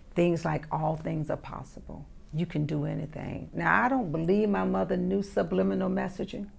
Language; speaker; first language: English; native; English